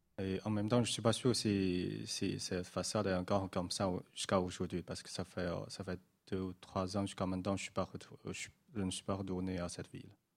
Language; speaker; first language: French; non-native, fluent; Chinese